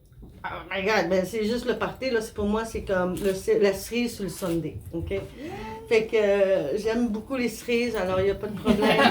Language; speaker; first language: French; non-native, fluent; Spanish